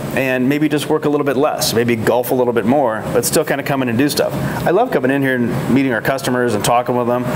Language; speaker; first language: English; native; English